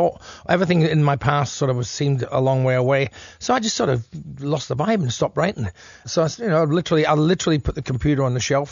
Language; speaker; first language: English; native; English